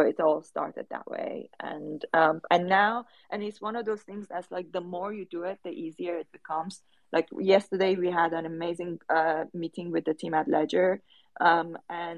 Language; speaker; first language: English; non-native, fluent; Persian